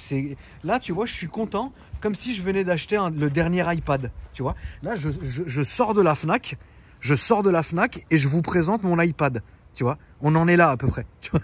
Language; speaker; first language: French; native; French